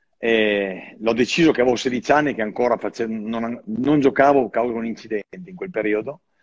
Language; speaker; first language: Italian; native; Italian